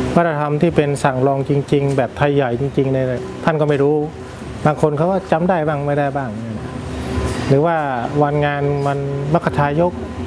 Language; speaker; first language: Thai; native; Thai